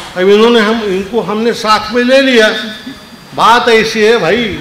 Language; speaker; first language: Hindi; non-native, local second language; Marathi